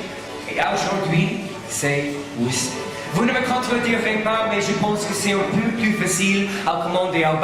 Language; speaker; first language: French; non-native, learner; English